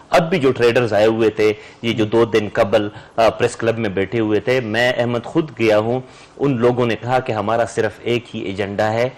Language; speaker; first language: Urdu; non-native, local second language; Pashto